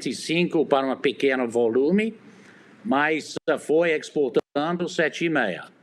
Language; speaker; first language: Portuguese; non-native, fluent; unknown